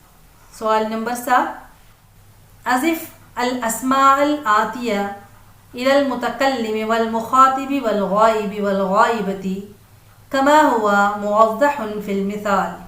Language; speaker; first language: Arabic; non-native, fluent; Urdu